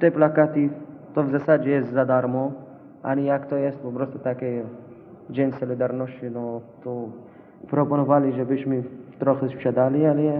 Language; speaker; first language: Polish; non-native, learner; Arabic